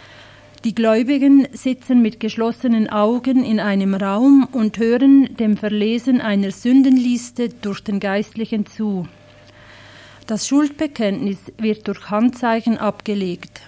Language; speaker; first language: German; native; German